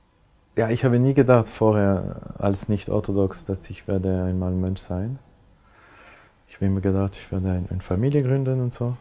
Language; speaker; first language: German; non-native, local second language; French